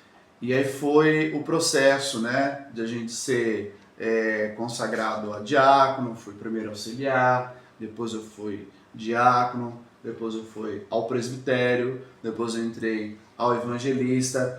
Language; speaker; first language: Portuguese; native; Portuguese